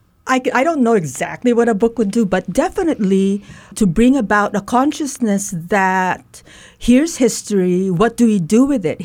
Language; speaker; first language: English; non-native, local second language; Waray